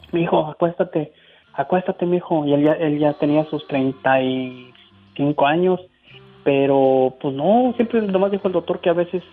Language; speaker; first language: Spanish; native; Spanish